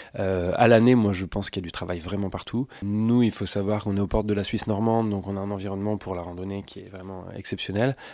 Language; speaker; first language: French; native; French